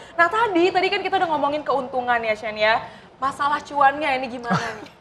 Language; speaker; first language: Indonesian; native; Indonesian